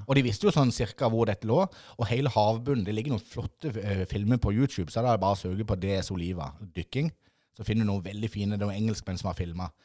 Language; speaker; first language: Norwegian; native; Norwegian